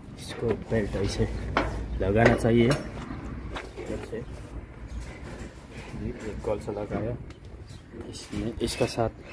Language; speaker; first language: Hindi; non-native, learner; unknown